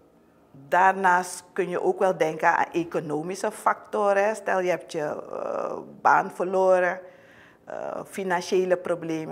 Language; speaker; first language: Dutch; native; Dutch